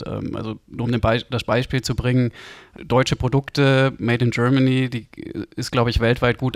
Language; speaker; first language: German; native; German